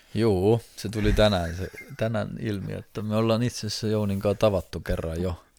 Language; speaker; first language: Finnish; non-native, fluent; Estonian